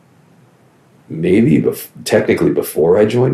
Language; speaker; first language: English; native; English